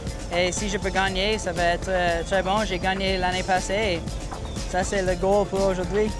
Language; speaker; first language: French; non-native, learner; English